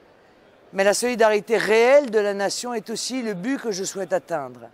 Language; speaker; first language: French; native; French